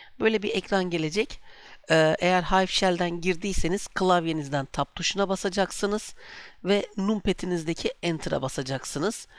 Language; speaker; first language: Turkish; native; Turkish